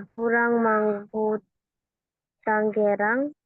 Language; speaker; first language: Indonesian; non-native, learner; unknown